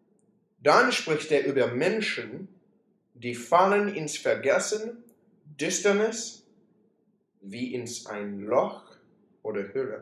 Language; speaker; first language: German; non-native, learner; English